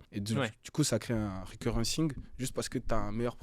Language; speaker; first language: French; native; French